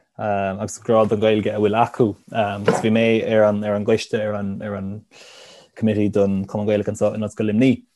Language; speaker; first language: Irish; native; Irish